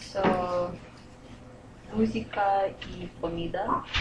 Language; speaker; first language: Spanish; non-native, learner; English